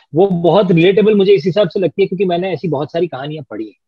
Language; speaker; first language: Hindi; non-native, local second language; Gujarati